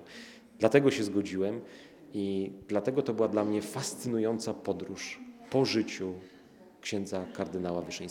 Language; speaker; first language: Polish; native; Polish